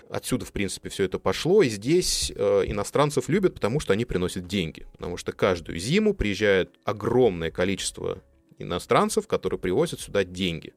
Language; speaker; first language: Russian; native; Russian